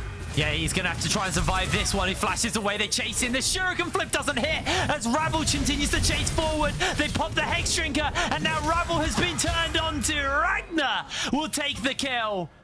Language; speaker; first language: English; native; English